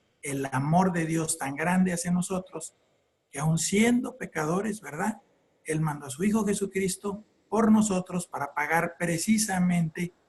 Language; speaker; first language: Spanish; native; Spanish